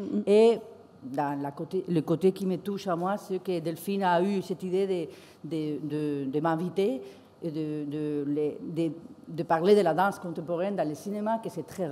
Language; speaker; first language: French; non-native, fluent; Spanish